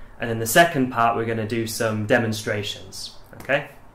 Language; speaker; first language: English; native; English